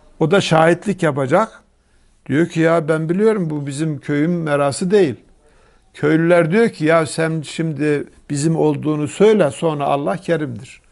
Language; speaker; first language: Turkish; native; Turkish